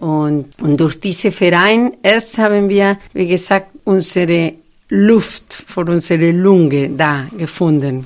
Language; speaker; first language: German; non-native, fluent; Spanish